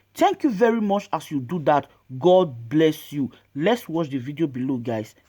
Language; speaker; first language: Nigerian Pidgin; native; Nigerian Pidgin